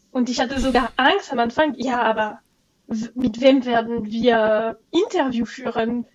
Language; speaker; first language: German; non-native, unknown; French